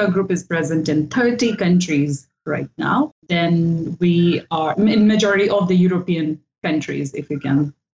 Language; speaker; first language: English; non-native, local second language; Hindi